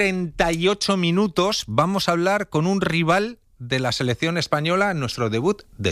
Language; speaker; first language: Spanish; native; Spanish